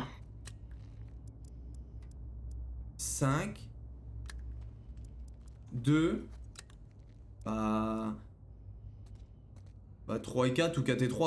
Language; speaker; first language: French; native; French